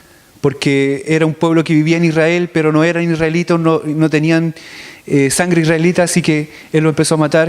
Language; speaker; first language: Spanish; native; Spanish